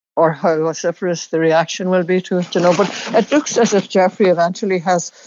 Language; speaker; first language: English; native; English